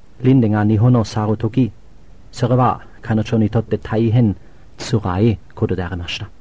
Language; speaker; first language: Japanese; non-native, fluent; German